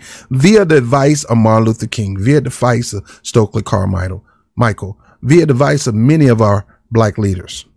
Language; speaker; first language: English; native; English